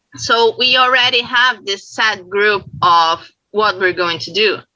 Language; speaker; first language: English; non-native, fluent; Portuguese